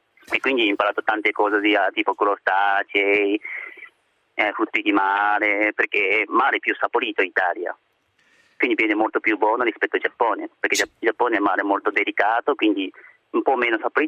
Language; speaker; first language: Italian; non-native, learner; Japanese